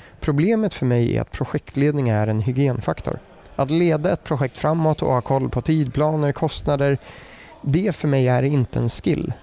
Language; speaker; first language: Swedish; early bilingual, other home language; German